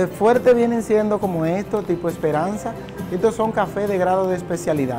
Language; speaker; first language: Spanish; native; Spanish